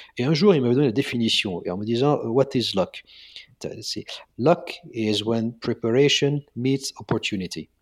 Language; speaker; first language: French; non-native, local second language; Arabic